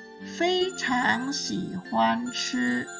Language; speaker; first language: Chinese; non-native, fluent; Indonesian